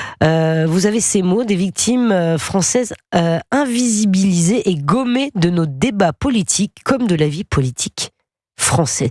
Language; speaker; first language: French; native; French